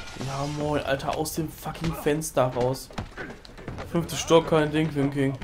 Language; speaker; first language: German; native; German